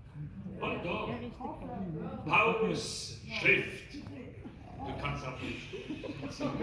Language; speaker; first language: German; non-native, local second language; French